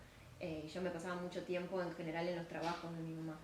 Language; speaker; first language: Spanish; early bilingual, other home language; Ukrainian